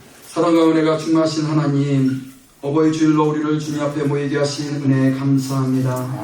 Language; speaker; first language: Korean; native; Korean